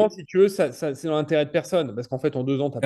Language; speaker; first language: French; native; French